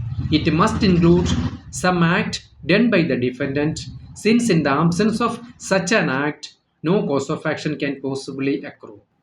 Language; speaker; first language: English; non-native, local second language; Malayalam